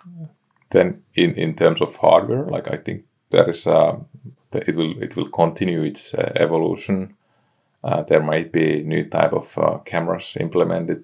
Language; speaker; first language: English; non-native, fluent; Finnish